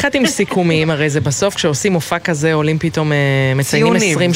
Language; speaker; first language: Hebrew; native; Hebrew